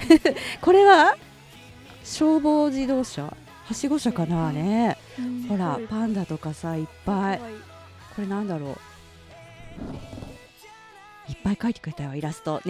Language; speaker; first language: Japanese; native; Japanese